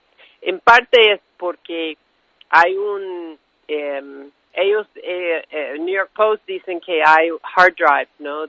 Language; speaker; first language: Spanish; non-native, fluent; English